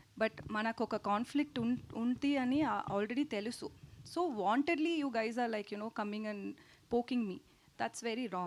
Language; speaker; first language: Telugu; non-native, fluent; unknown